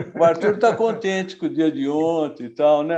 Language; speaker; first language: Portuguese; native; Portuguese